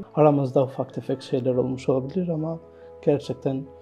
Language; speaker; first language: Turkish; non-native, fluent; Albanian